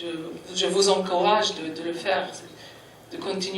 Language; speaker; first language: French; non-native, fluent; Arabic